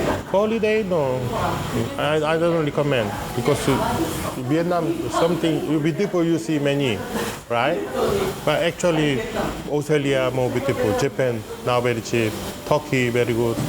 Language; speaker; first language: English; non-native, learner; Korean